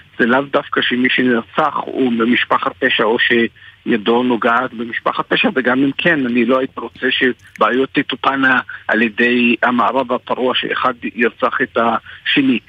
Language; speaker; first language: Hebrew; non-native, local second language; Arabic